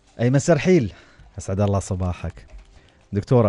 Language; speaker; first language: Arabic; native; Arabic